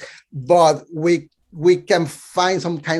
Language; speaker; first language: English; non-native, fluent; Spanish